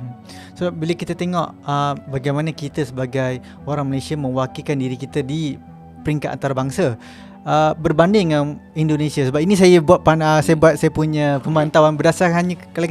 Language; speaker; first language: Malay; native; Malay